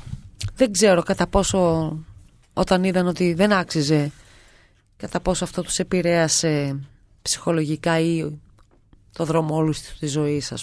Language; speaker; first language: Greek; native; Greek